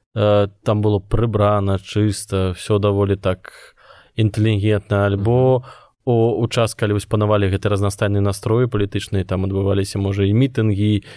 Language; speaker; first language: Belarusian; non-native, local second language; Russian